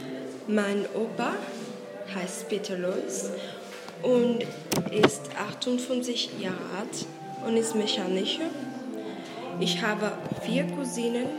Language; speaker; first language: German; non-native, learner; Spanish